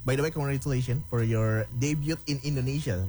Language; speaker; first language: English; non-native, learner; Indonesian